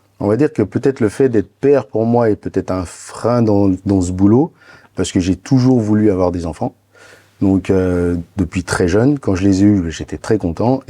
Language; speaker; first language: French; native; French